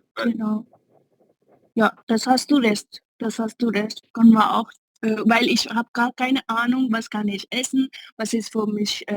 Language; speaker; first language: German; non-native, learner; Hindi